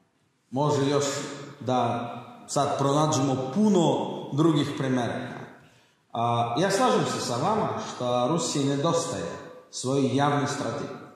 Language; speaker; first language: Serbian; non-native, learner; Russian